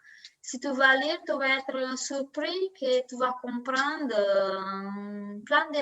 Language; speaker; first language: French; non-native, learner; Romanian